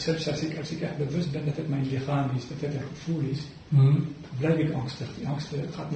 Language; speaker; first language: Dutch; non-native, fluent; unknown